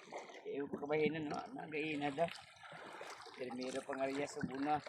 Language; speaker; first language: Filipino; non-native, local second language; Cebuano